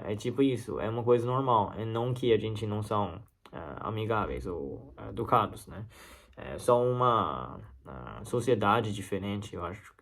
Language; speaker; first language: Portuguese; non-native, learner; Chinese